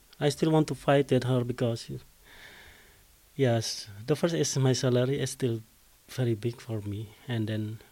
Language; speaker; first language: English; non-native, learner; Indonesian